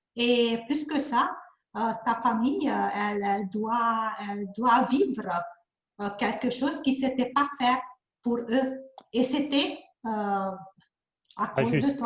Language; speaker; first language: French; non-native, learner; Hungarian